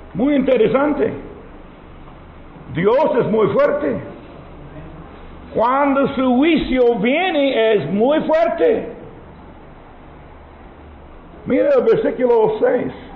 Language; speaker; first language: Spanish; non-native, learner; English